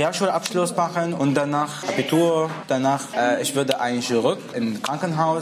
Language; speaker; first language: German; non-native, learner; Arabic